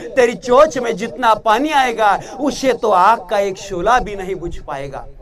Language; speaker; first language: Hindi; non-native, local second language; Marathi